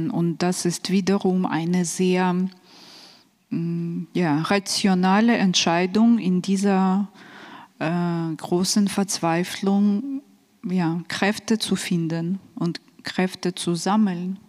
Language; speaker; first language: German; non-native, fluent; Ukrainian